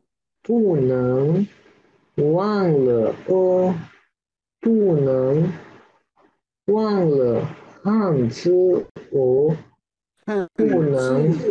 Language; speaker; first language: Chinese; non-native, learner; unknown